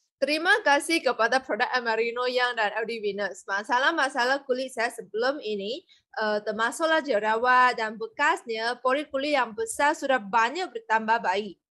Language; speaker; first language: Malay; non-native, local second language; Chinese